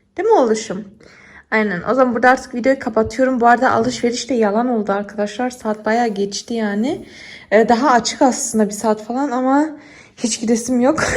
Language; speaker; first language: Turkish; early bilingual, heritage; Turkish